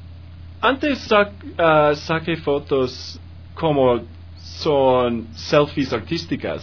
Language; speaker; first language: Spanish; non-native, learner; English